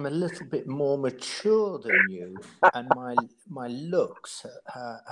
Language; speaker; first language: English; native; English